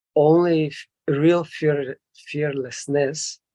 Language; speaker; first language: English; non-native, fluent; Bulgarian